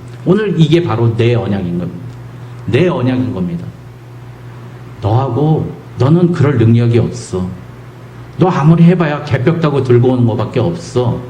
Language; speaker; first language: Korean; native; Korean